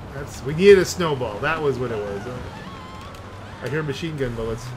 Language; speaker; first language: English; native; English